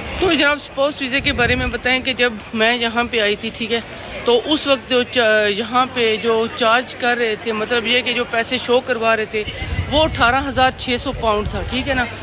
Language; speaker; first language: Urdu; non-native, local second language; Punjabi